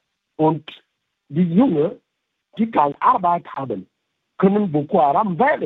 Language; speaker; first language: German; non-native, fluent; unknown